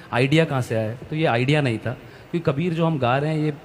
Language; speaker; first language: Hindi; native; Hindi